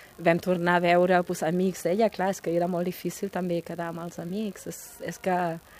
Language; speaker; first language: Catalan; non-native, fluent; German